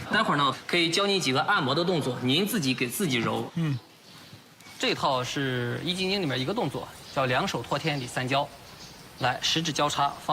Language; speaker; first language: Chinese; native; Chinese